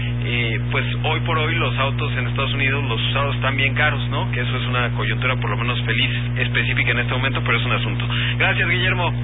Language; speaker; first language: Spanish; native; Spanish